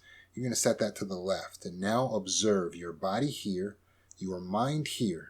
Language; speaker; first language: English; native; English